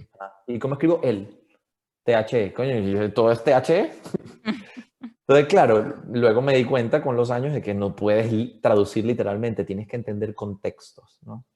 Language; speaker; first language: Spanish; native; Spanish